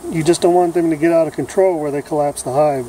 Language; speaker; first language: English; native; English